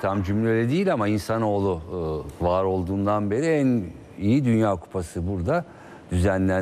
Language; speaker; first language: Turkish; native; Turkish